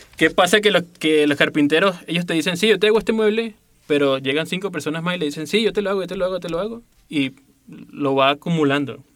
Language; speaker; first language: Spanish; native; Spanish